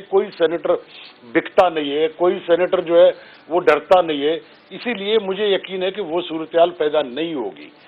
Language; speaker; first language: Urdu; non-native, local second language; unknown